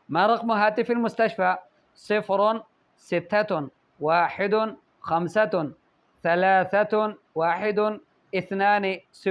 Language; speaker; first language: Arabic; non-native, fluent; Urdu